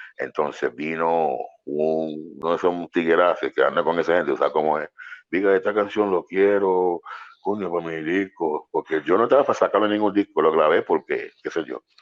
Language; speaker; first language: Spanish; non-native, fluent; English